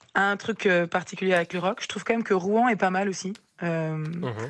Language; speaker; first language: French; native; French